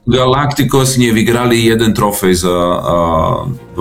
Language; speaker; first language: Polish; non-native, learner; Serbian